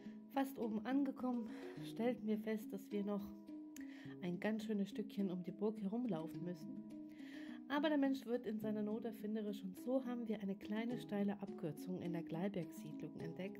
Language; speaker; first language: German; native; German